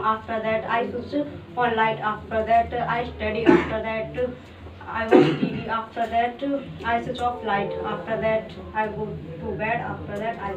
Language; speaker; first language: English; non-native, learner; Hindi